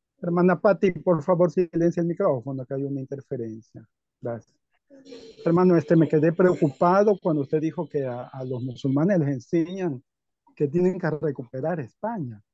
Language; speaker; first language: Spanish; native; Spanish